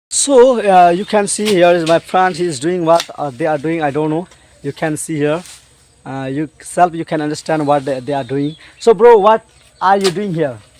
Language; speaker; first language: English; non-native, learner; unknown